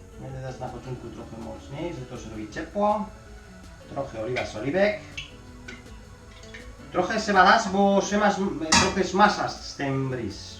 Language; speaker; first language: Polish; non-native, learner; Spanish